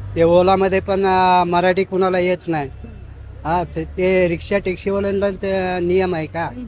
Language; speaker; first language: Marathi; non-native, local second language; Hindi